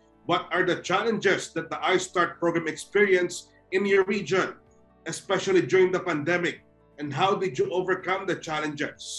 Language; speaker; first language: English; non-native, local second language; Filipino